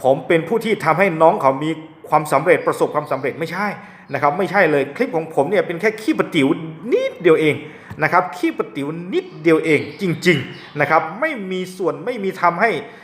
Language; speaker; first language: Thai; non-native, local second language; S'gaw Karen